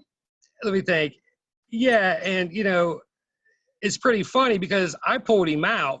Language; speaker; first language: English; native; English